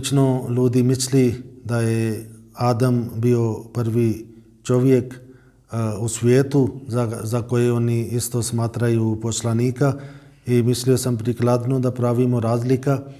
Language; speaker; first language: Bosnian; non-native, fluent; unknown